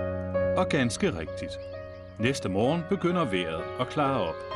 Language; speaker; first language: Danish; native; Danish